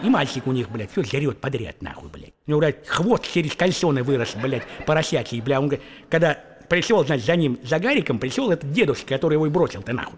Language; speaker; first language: Russian; native; Russian